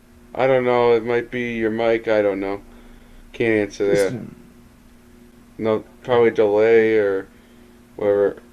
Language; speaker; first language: English; native; English